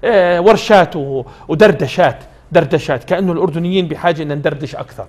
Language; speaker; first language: Arabic; native; Arabic